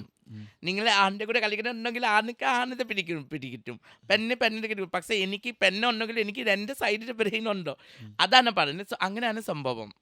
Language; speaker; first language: Malayalam; non-native, local second language; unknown